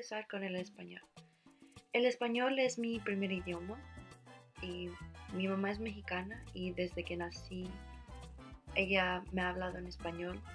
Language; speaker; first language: Spanish; early bilingual, heritage; Spanish